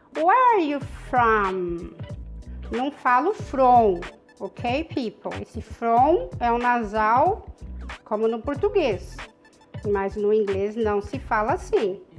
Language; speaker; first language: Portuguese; native; Portuguese